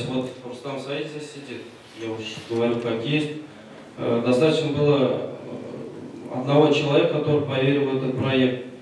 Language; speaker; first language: Russian; non-native, local second language; Tatar